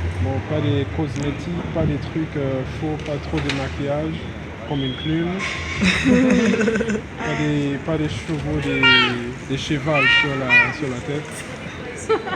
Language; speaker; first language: French; non-native, fluent; English